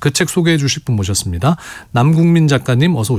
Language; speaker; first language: Korean; native; Korean